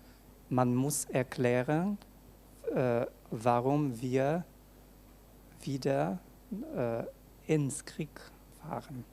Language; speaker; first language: German; non-native, fluent; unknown